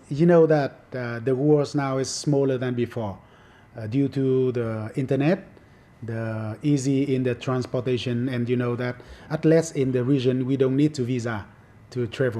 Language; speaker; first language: English; non-native, fluent; Vietnamese